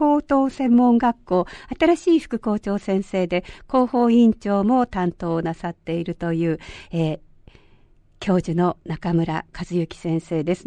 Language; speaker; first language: Japanese; native; Japanese